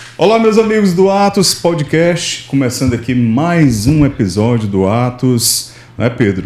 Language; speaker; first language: Portuguese; native; Portuguese